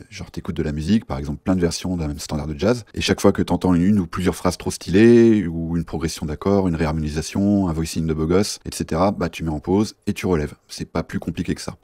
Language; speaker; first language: French; native; French